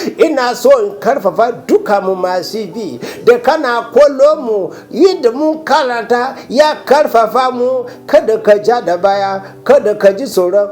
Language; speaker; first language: Hausa; non-native, local second language; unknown